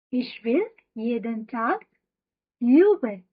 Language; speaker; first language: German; non-native, fluent; Hindi